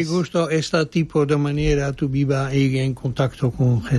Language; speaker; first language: Spanish; non-native, learner; Dutch